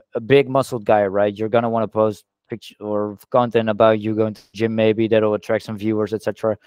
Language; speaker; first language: English; non-native, fluent; Dutch